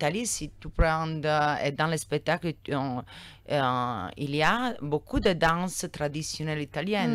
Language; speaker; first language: French; non-native, learner; Italian